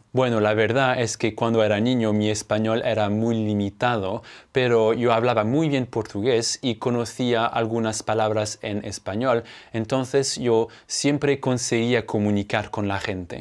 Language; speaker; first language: Spanish; non-native, fluent; French